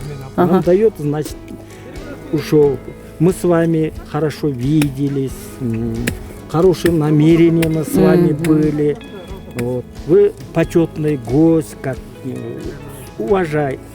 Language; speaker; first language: Russian; non-native, local second language; Kyrgyz